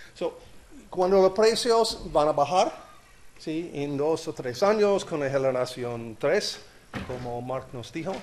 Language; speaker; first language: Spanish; non-native, learner; English